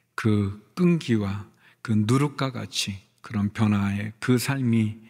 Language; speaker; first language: Korean; native; Korean